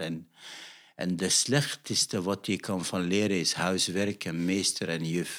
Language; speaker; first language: Dutch; non-native, fluent; Arabic